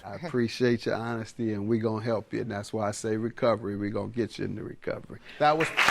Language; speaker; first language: English; native; English